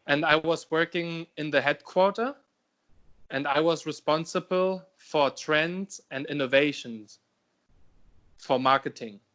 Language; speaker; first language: English; non-native, fluent; German